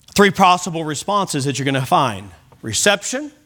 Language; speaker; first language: English; native; English